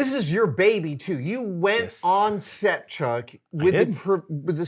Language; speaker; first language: English; native; English